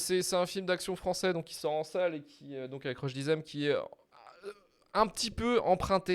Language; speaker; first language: French; native; French